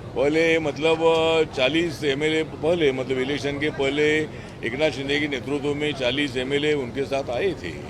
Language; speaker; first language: Hindi; non-native, local second language; Marathi